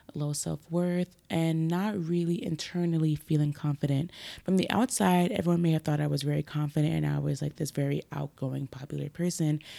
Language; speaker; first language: English; native; English